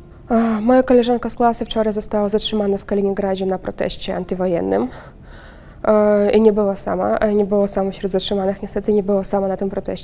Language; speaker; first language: Polish; non-native, fluent; Russian